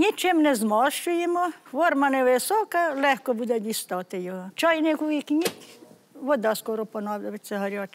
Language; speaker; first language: Ukrainian; native; Ukrainian